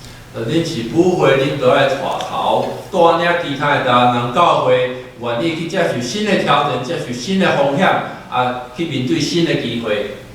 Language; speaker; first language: Chinese; native; Chinese